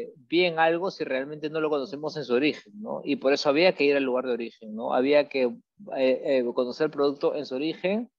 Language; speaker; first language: Spanish; native; Spanish